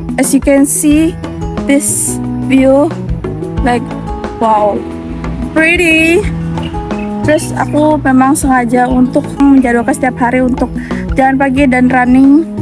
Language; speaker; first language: Indonesian; native; Indonesian